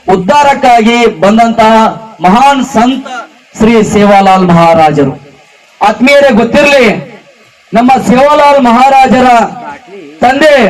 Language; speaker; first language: Kannada; non-native, local second language; Lambadi